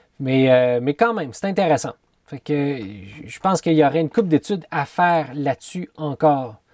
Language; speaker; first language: French; native; French